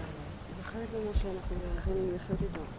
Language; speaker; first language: Hebrew; native; Hebrew